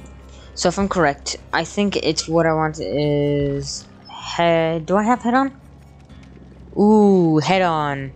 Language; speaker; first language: English; native; English